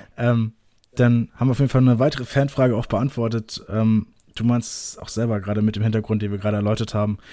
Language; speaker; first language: German; native; German